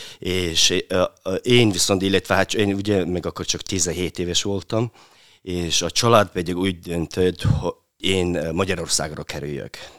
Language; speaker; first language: Hungarian; non-native, fluent; Mongolian